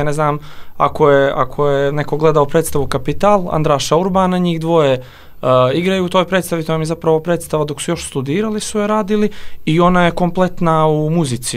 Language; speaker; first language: Serbian; native; Serbian